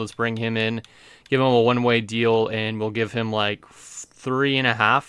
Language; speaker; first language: English; native; English